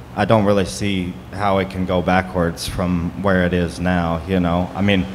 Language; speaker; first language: English; native; English